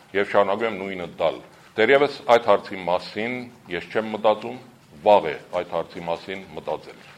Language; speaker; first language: Armenian; early bilingual, heritage; Armenian